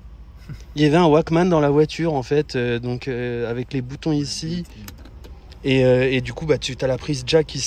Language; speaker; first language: French; native; French